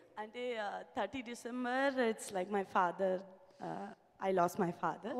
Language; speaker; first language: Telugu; non-native, learner; Gujarati